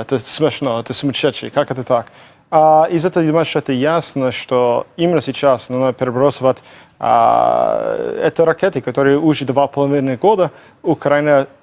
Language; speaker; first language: Russian; non-native, fluent; English